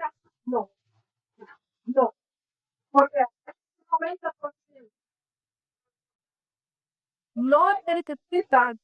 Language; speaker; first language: Spanish; non-native, learner; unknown